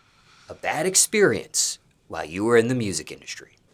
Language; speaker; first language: English; native; English